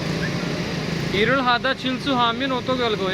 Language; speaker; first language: Korean; non-native, fluent; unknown